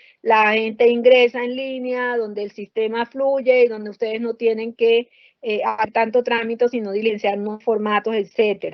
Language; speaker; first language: Spanish; native; Spanish